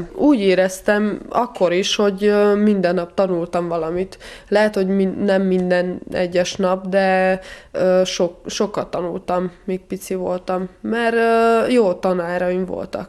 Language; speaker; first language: Hungarian; non-native, fluent; Serbian